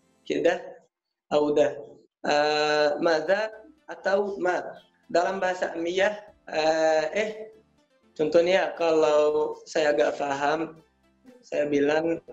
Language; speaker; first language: Indonesian; non-native, learner; Arabic